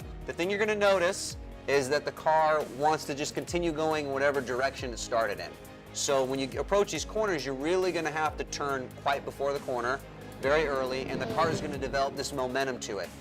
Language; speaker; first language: English; native; English